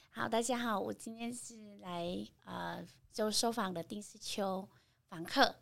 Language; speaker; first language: Chinese; non-native, fluent; Vietnamese